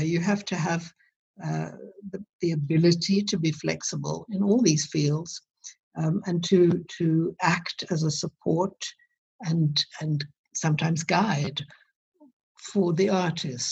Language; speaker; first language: English; native; English